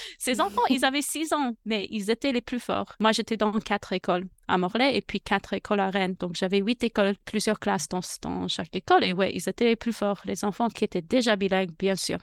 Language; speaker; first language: French; non-native, fluent; English